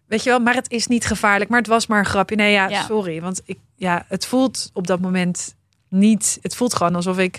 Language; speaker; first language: Dutch; native; Dutch